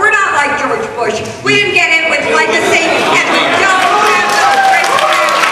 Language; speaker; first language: English; native; English